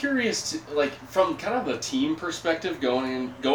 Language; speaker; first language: English; native; English